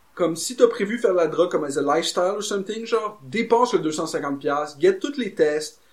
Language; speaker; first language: French; native; French